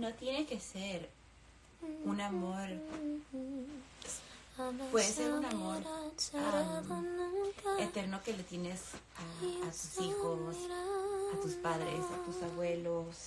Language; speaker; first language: Spanish; early bilingual, heritage; Spanish